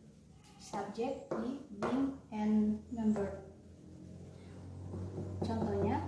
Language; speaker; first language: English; non-native, learner; Indonesian